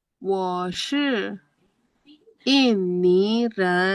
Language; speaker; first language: Chinese; non-native, learner; Indonesian